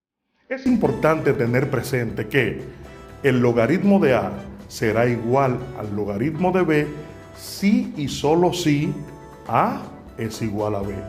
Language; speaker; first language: Spanish; native; Spanish